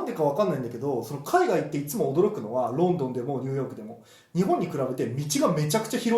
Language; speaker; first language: Japanese; native; Japanese